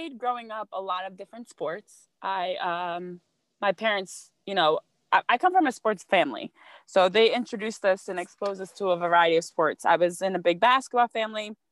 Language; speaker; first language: English; native; English